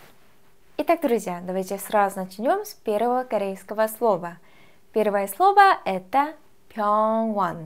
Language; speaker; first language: Russian; non-native, fluent; Korean